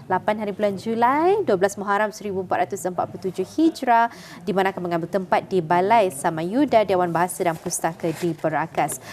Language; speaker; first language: Malay; native; Malay